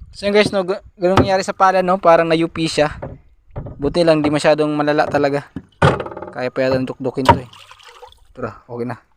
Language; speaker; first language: Filipino; native; Filipino